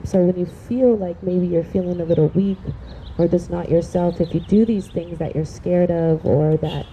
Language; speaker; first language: English; native; English